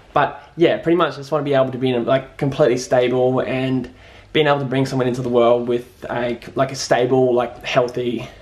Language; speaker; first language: English; native; English